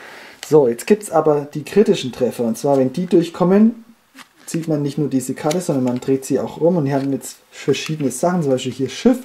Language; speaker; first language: German; native; German